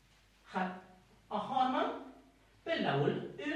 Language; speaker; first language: Hungarian; non-native, learner; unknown